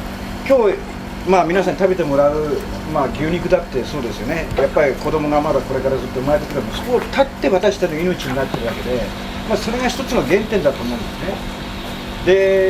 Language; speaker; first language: Japanese; native; Japanese